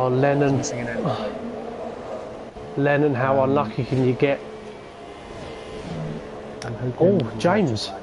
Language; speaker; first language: English; native; English